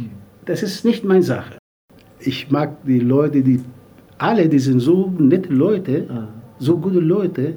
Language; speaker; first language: German; non-native, learner; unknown